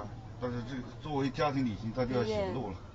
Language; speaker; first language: Chinese; native; Chinese